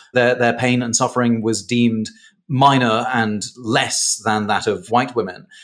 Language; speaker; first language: English; native; English